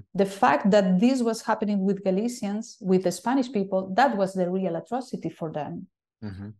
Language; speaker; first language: English; non-native, fluent; Galician